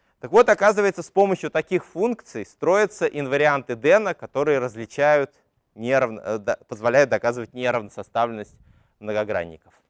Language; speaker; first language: Russian; native; Russian